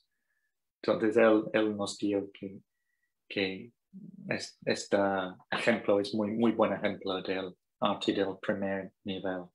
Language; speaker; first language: Spanish; non-native, fluent; English